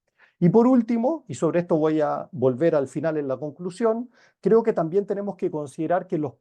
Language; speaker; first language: Spanish; native; Spanish